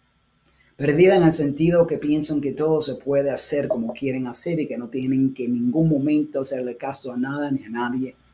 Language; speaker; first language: Spanish; early bilingual, heritage; Spanish